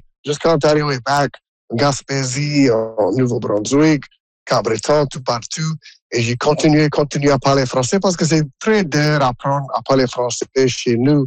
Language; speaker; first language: French; non-native, local second language; English